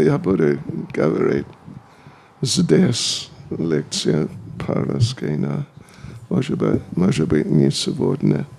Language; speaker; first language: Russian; non-native, learner; English